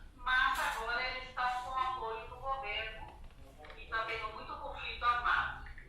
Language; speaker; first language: Portuguese; non-native, fluent; Spanish